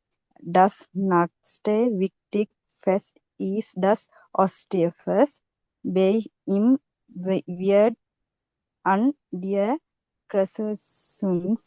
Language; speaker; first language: German; non-native, learner; Sinhala